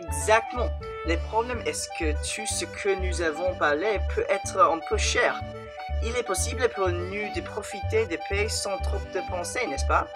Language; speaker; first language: French; non-native, learner; English